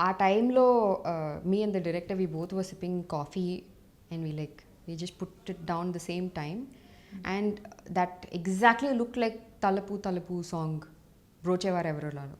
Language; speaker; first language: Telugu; non-native, fluent; Tamil